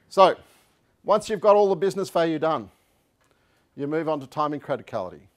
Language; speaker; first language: English; native; English